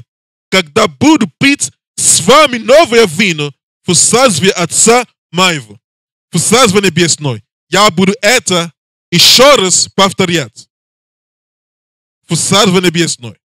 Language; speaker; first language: Russian; non-native, learner; English